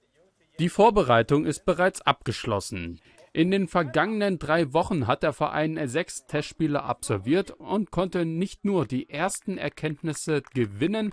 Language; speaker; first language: German; native; German